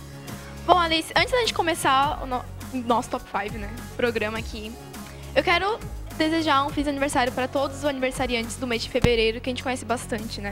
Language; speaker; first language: Portuguese; native; Portuguese